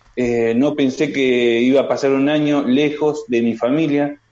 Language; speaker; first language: Spanish; native; Spanish